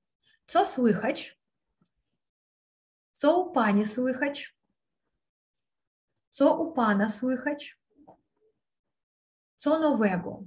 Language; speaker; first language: Polish; non-native, learner; Russian